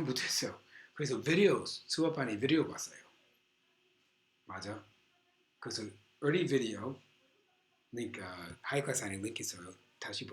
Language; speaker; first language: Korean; non-native, learner; English